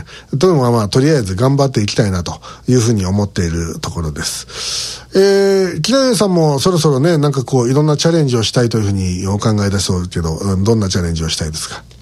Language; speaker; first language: Japanese; native; Japanese